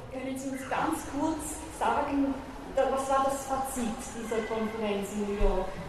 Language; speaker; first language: German; native; German